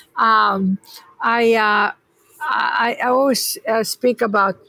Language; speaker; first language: English; non-native, fluent; Greek